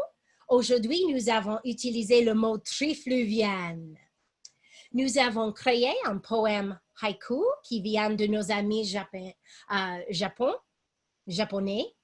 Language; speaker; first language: French; non-native, fluent; English